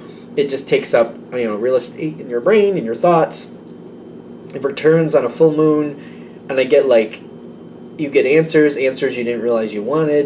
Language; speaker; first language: English; native; English